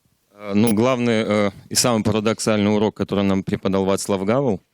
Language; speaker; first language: Russian; native; Russian